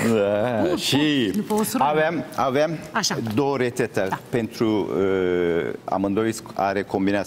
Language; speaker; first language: Romanian; non-native, learner; Turkish